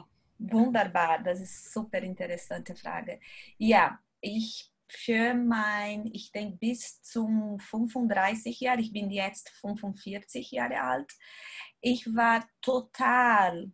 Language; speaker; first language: German; non-native, learner; Portuguese